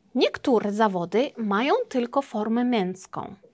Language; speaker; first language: Polish; non-native, fluent; Uzbek